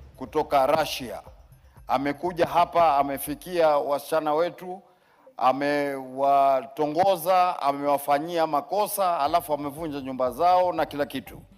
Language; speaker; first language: Swahili; native; Swahili